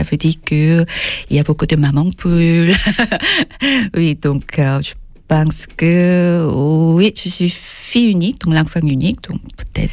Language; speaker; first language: French; non-native, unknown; Korean